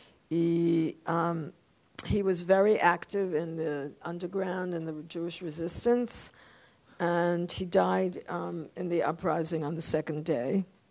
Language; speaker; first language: English; early bilingual, other home language; Polish